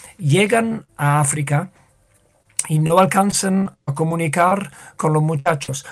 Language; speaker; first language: Spanish; non-native, fluent; English